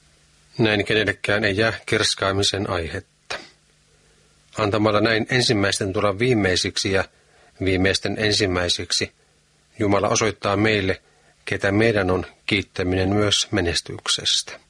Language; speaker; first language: Finnish; native; Finnish